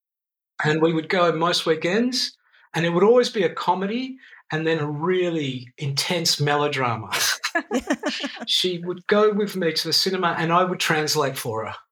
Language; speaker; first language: English; non-native, local second language; Greek